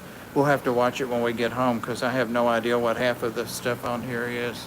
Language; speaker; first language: English; native; English